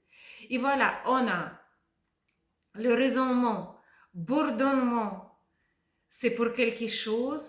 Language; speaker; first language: French; non-native, fluent; Russian